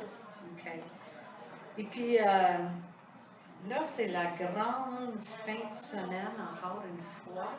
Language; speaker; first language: French; native; French